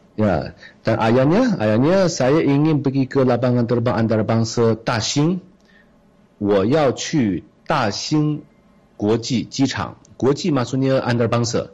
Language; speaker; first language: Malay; non-native, fluent; Chinese